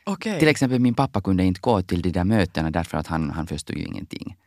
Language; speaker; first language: Swedish; non-native, local second language; Finnish